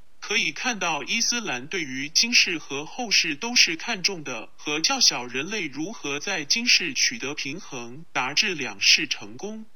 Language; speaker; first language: Chinese; non-native, local second language; Cantonese